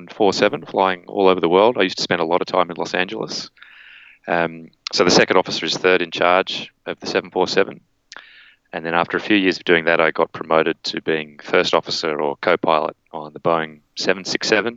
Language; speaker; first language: English; native; English